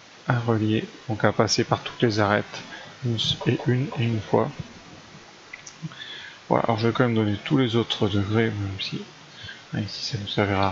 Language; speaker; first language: French; native; French